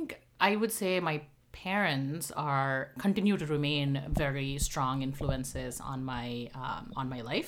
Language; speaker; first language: English; non-native, local second language; Tamil